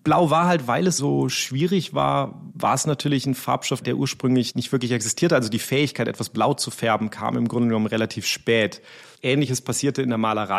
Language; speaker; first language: German; native; German